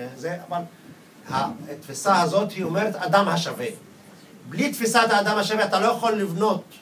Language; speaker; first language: Hebrew; non-native, local second language; Arabic